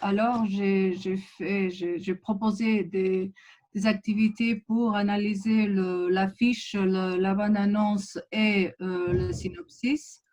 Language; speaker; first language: French; non-native, fluent; Portuguese